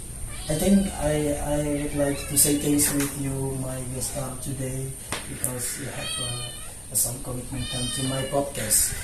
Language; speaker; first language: English; non-native, learner; Indonesian